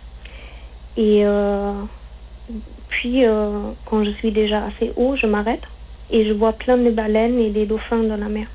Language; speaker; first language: French; non-native, fluent; German